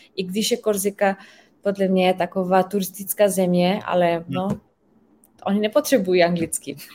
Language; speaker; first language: Czech; non-native, fluent; Slovenian